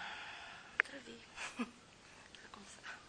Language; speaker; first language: French; non-native, fluent; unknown